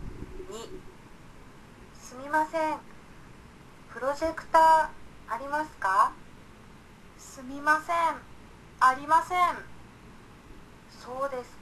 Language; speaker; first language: Japanese; non-native, learner; Indonesian